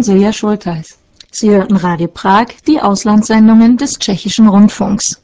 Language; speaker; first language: German; native; German